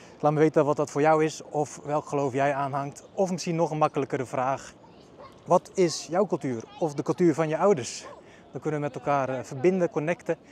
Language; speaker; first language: Dutch; early bilingual, other home language; Bosnian